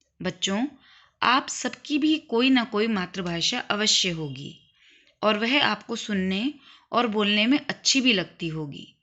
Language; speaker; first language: Hindi; native; Hindi